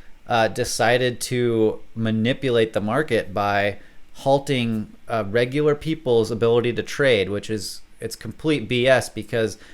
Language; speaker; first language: English; native; English